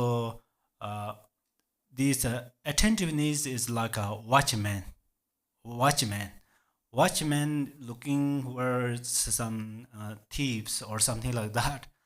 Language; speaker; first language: English; non-native, learner; Tibetan